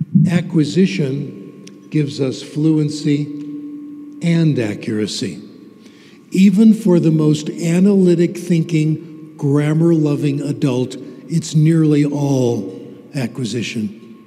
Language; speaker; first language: English; native; English